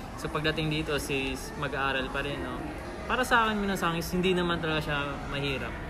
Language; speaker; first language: Filipino; non-native, local second language; Hiligaynon